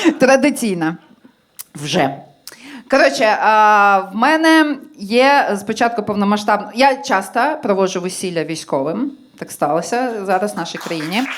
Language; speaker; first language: Ukrainian; non-native, local second language; Russian